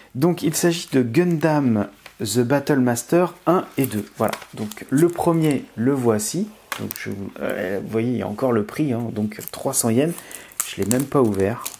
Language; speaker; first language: French; native; French